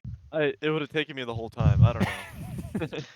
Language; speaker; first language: English; native; English